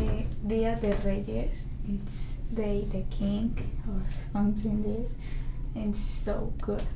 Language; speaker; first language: English; non-native, learner; Spanish